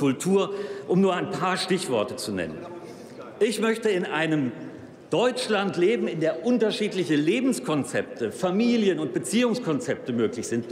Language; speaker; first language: German; native; German